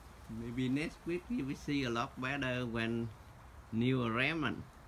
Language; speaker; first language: English; non-native, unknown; Vietnamese